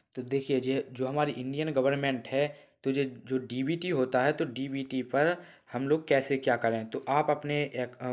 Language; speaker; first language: Hindi; native; Hindi